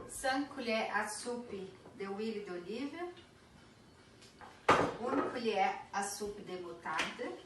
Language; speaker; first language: French; non-native, learner; Portuguese